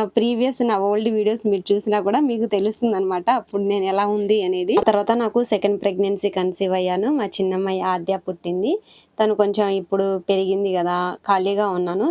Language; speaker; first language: Telugu; non-native, local second language; Lambadi